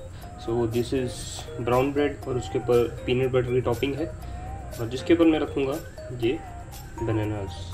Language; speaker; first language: Hindi; native; Hindi